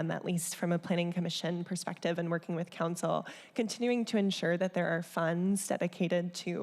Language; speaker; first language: English; native; English